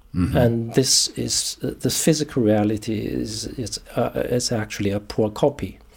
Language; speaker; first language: English; non-native, fluent; Chinese